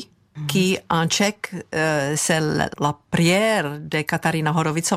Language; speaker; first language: French; non-native, fluent; Czech